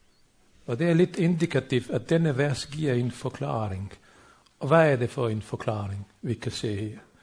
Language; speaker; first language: Swedish; non-native, fluent; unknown